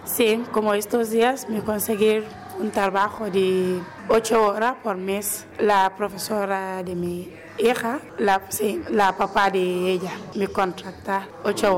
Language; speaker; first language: Spanish; non-native, learner; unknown